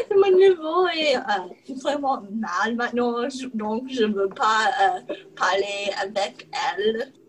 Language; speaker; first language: French; non-native, learner; English